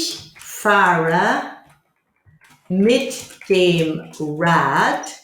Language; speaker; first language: German; non-native, fluent; English